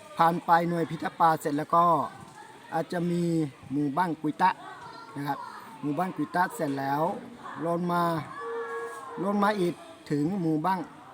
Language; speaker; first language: Thai; non-native, local second language; S'gaw Karen